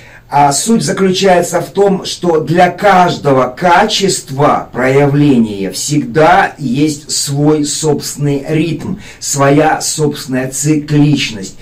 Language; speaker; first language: Russian; native; Russian